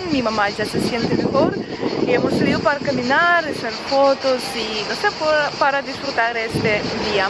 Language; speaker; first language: Spanish; non-native, fluent; Russian